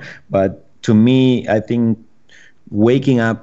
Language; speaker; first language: English; non-native, fluent; Spanish